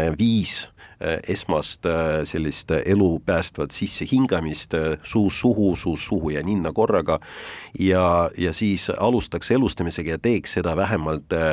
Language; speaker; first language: Estonian; non-native, local second language; Russian